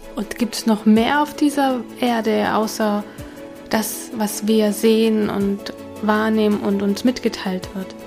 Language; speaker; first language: German; early bilingual, other home language; Hungarian